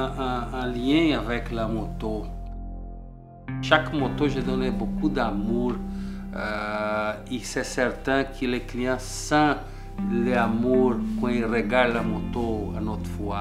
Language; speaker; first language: French; non-native, fluent; Portuguese